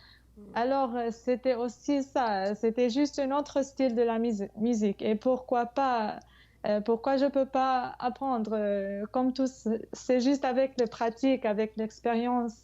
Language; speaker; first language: French; non-native, fluent; English